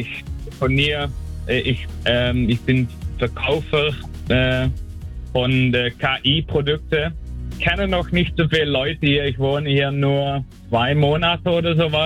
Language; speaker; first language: German; non-native, learner; Dutch